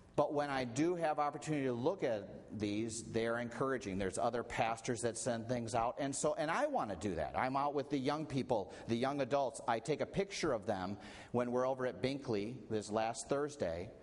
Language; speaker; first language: English; native; English